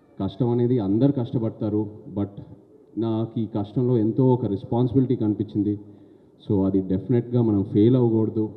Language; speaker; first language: Telugu; native; Telugu